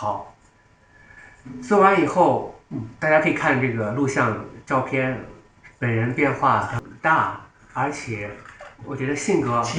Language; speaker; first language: Chinese; native; Chinese